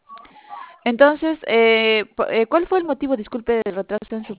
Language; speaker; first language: Spanish; native; Spanish